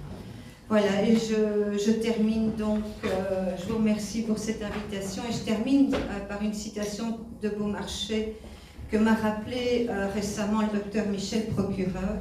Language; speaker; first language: French; native; French